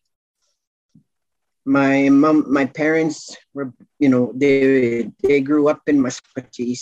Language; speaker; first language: English; non-native, local second language; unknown